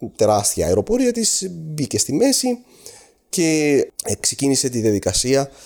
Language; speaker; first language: Greek; non-native, fluent; Arabic